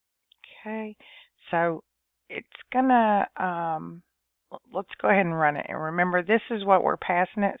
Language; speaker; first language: English; native; English